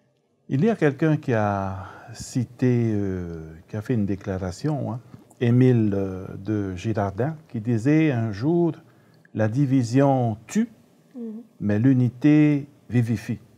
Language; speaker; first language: French; native; French